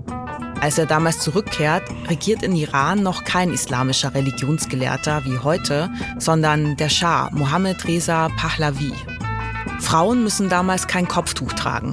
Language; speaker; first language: German; native; German